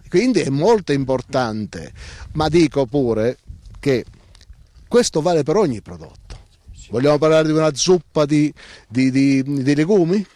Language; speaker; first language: Italian; native; Italian